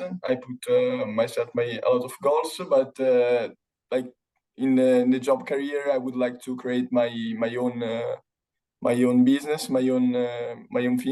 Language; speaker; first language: English; non-native, learner; Italian